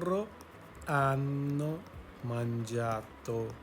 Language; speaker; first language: Italian; non-native, learner; English